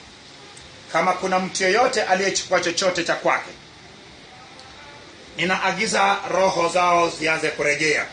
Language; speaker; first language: Swahili; non-native, local second language; Luo (Kenya and Tanzania)